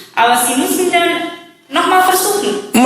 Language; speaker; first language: German; non-native, learner; Indonesian